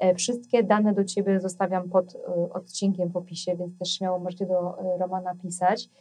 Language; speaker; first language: Polish; native; Polish